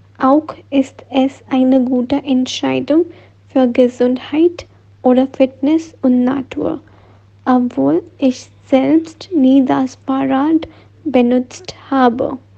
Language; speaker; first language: German; non-native, learner; Hindi